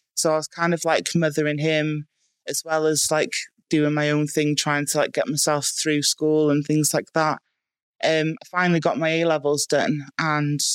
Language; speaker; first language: English; native; English